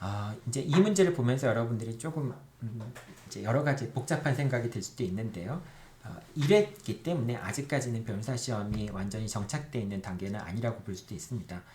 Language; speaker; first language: Korean; native; Korean